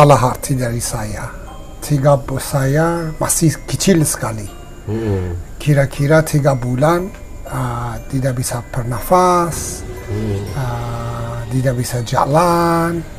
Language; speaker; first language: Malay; non-native, learner; Persian